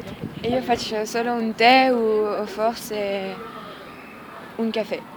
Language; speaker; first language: Italian; non-native, learner; French